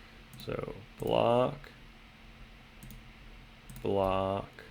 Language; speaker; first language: English; native; English